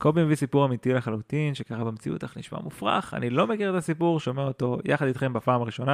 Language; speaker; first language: Hebrew; native; Hebrew